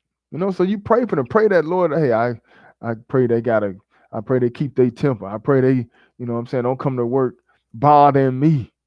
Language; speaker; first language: English; native; English